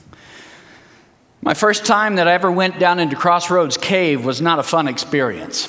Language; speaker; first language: English; early bilingual, heritage; English